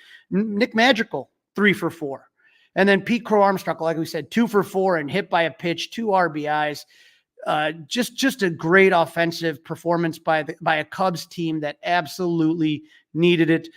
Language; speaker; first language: English; native; English